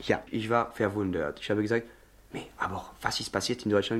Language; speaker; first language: German; non-native, learner; French